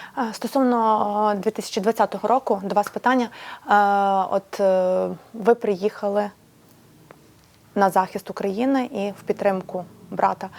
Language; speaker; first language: Ukrainian; native; Ukrainian